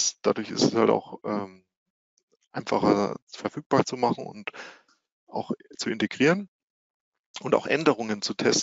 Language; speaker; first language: German; native; German